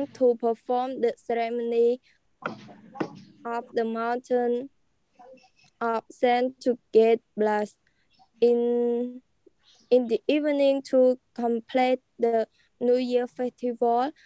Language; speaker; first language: English; non-native, learner; Khmer